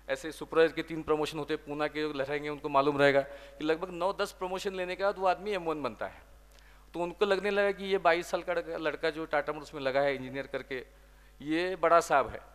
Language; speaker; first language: Hindi; non-native, local second language; Marathi